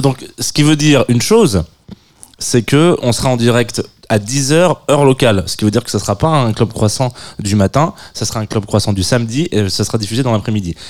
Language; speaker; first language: French; native; French